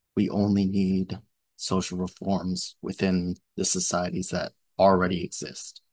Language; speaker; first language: English; native; English